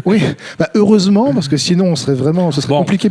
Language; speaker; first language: French; native; French